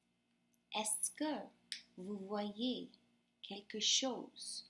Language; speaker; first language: French; non-native, fluent; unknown